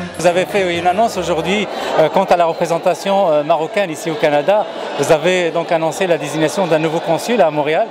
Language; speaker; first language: French; non-native, local second language; Arabic